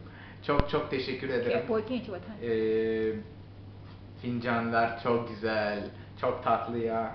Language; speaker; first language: Turkish; non-native, learner; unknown